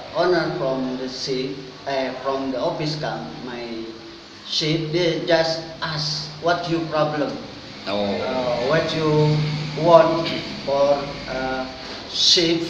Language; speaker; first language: English; non-native, learner; Indonesian